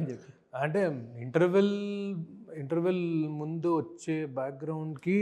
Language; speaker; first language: Telugu; native; Telugu